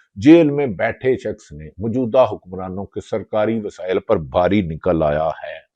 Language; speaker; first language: Urdu; non-native, local second language; Punjabi